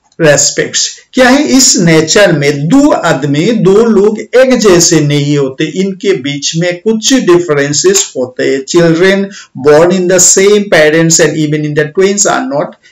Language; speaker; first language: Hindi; non-native, local second language; Bangla